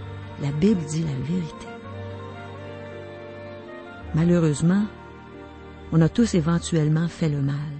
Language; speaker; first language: French; native; French